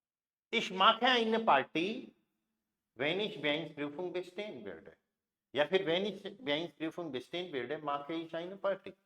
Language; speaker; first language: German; non-native, fluent; Hindi